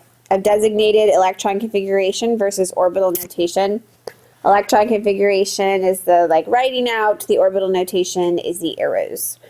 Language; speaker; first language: English; native; English